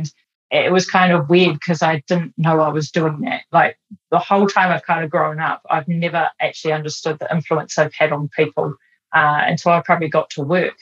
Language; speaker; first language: English; native; English